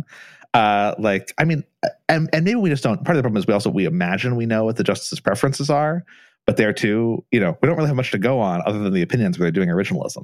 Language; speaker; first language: English; native; English